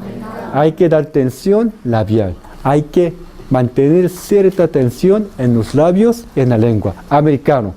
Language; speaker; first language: Spanish; non-native, fluent; Korean